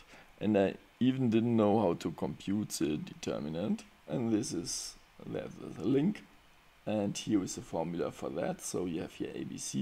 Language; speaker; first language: English; non-native, fluent; German